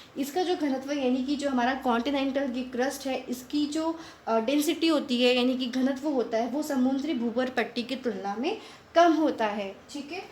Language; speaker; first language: Hindi; native; Hindi